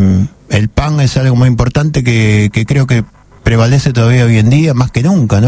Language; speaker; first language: Spanish; native; Spanish